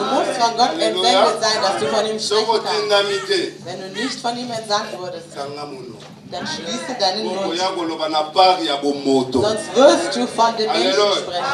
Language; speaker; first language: German; non-native, fluent; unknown